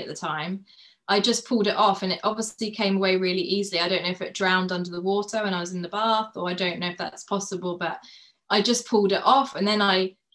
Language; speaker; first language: English; native; English